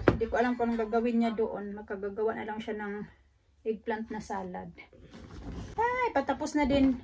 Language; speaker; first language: Filipino; native; Filipino